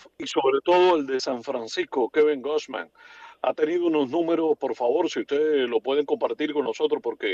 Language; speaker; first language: Spanish; native; Spanish